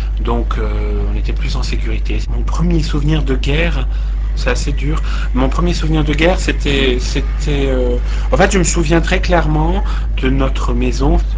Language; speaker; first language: French; non-native, local second language; Arabic